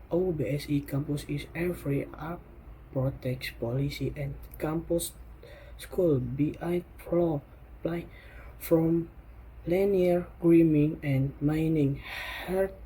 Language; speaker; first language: English; non-native, learner; Indonesian